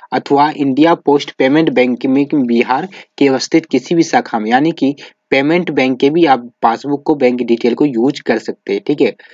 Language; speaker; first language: Hindi; native; Hindi